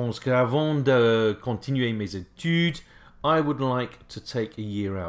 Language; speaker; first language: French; non-native, fluent; English